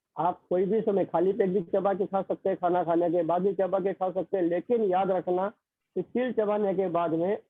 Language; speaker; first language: Hindi; non-native, local second language; Marathi